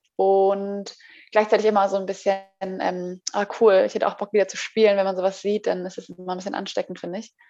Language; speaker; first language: German; native; German